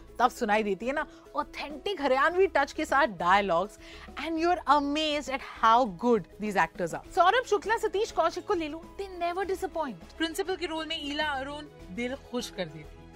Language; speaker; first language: Hindi; native; Hindi